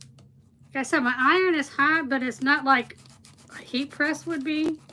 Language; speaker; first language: English; native; English